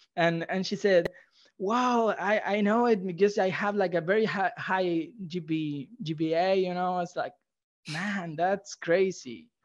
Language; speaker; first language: English; non-native, fluent; Spanish